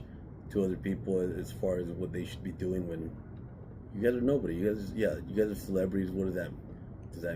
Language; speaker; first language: English; native; English